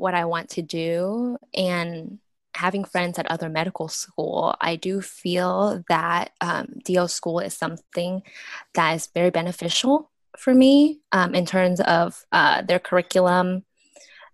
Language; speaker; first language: English; early bilingual, other home language; Vietnamese